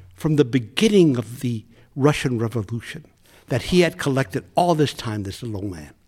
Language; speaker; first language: English; native; English